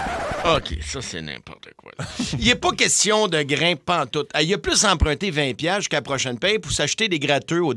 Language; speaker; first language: French; native; French